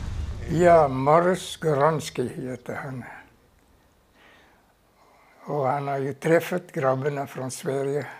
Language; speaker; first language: Swedish; non-native, fluent; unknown